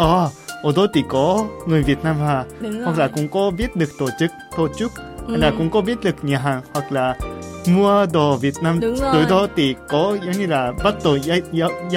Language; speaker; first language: Vietnamese; non-native, fluent; Japanese